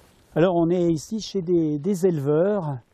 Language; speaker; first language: French; native; French